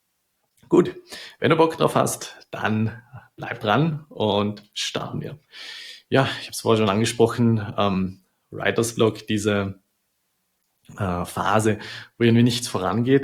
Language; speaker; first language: German; native; German